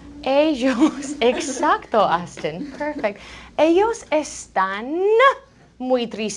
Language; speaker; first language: Spanish; non-native, fluent; English